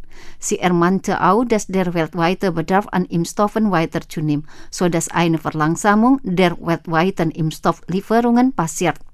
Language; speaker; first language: German; non-native, fluent; Indonesian